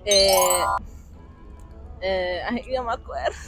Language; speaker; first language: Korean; non-native, learner; Spanish